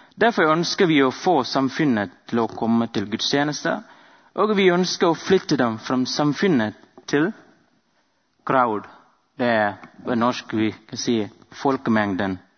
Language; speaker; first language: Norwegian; non-native, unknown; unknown